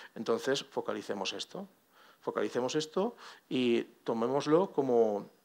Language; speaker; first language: Spanish; non-native, local second language; Catalan